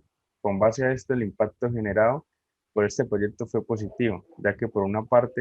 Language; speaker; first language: Spanish; native; Spanish